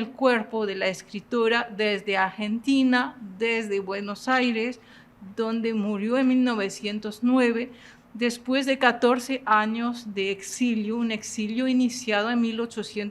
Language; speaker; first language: Spanish; non-native, fluent; French